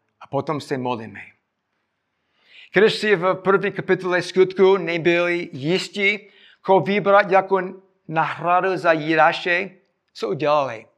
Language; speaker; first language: Czech; non-native, fluent; English